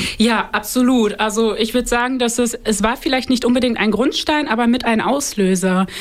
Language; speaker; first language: German; early bilingual, other home language; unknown